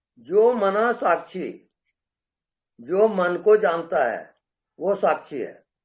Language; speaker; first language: Hindi; native; Hindi